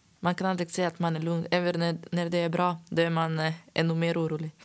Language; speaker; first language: Swedish; non-native, fluent; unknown